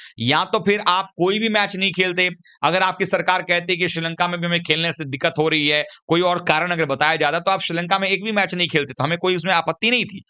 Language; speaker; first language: Hindi; native; Hindi